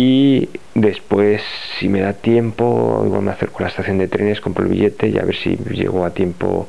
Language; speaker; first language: Spanish; native; Spanish